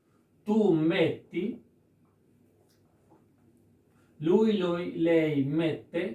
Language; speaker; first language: Italian; non-native, learner; Urdu